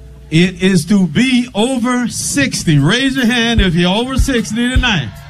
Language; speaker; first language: English; native; English